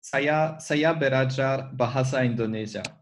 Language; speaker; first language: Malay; non-native, learner; French